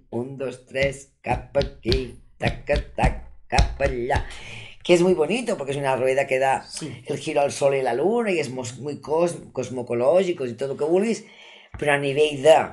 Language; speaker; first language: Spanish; non-native, local second language; Catalan